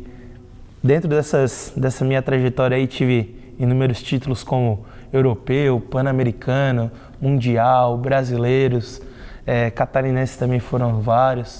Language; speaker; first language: Portuguese; native; Portuguese